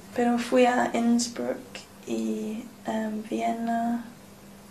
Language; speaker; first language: Spanish; non-native, learner; English